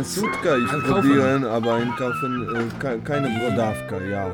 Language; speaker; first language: German; non-native, learner; Polish